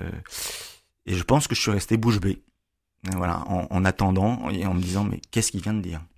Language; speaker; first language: French; native; French